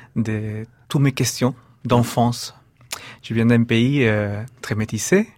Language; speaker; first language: French; non-native, fluent; Spanish